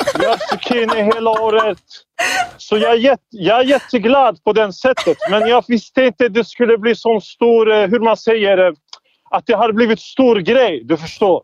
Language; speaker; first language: Swedish; non-native, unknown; Turkish